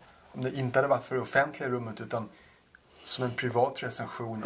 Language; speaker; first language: Swedish; native; Swedish